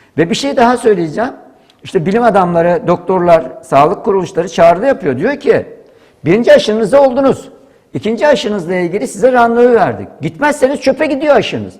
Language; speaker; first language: Turkish; native; Turkish